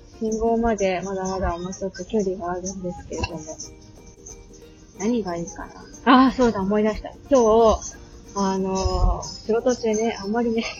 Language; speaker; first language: Japanese; native; Japanese